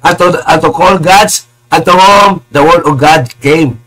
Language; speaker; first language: English; non-native, local second language; Filipino